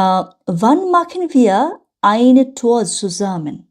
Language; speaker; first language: German; non-native, fluent; Bangla